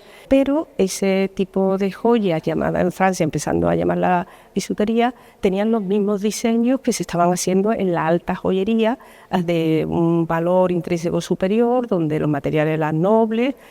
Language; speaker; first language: Spanish; native; Spanish